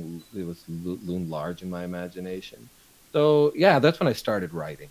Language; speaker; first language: English; non-native, local second language; Urdu